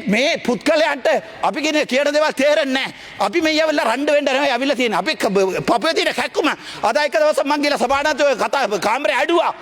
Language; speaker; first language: Sinhala; non-native, local second language; Tamil